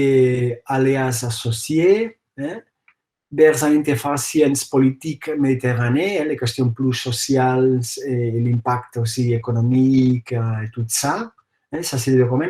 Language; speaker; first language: French; non-native, fluent; Catalan